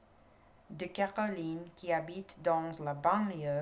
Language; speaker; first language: French; non-native, learner; English